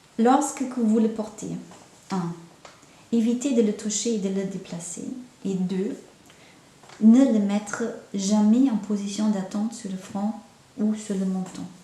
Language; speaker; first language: French; non-native, fluent; German